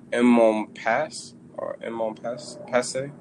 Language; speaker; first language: French; non-native, learner; English